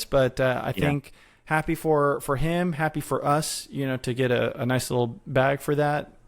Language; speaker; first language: English; native; English